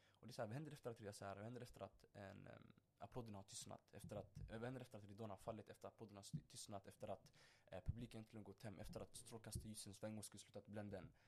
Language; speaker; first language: Swedish; early bilingual, other home language; Somali